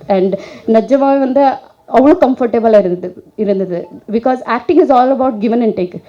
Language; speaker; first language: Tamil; non-native, learner; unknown